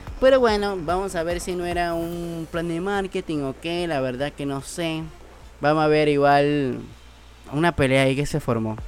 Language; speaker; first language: Spanish; native; Spanish